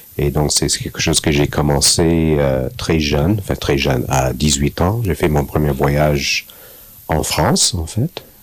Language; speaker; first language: French; non-native, fluent; English